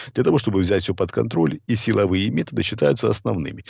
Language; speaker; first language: Russian; native; Russian